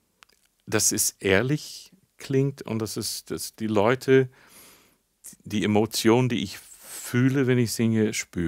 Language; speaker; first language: German; non-native, fluent; English